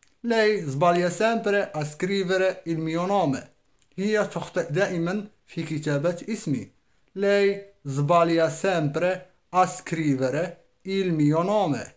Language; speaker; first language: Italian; non-native, fluent; Arabic